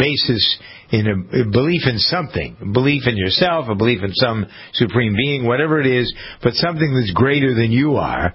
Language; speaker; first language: English; native; English